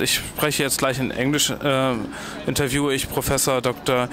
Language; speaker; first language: German; native; German